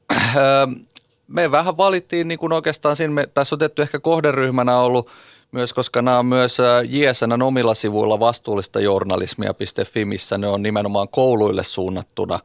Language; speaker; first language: Finnish; native; Finnish